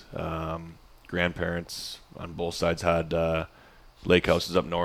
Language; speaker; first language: English; native; English